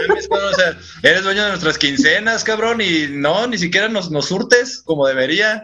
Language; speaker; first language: Spanish; native; Spanish